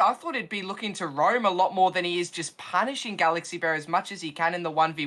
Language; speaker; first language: English; native; English